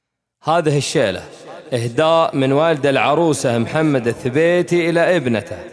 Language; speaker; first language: Arabic; native; Arabic